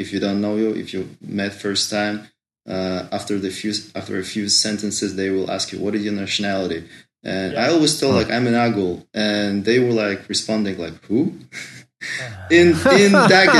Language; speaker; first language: English; non-native, fluent; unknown